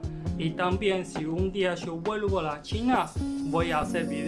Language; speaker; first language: Spanish; non-native, learner; Chinese